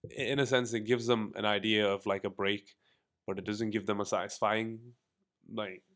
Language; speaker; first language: English; early bilingual, other home language; Hindi